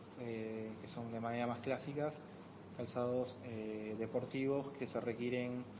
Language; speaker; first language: Spanish; non-native, fluent; Korean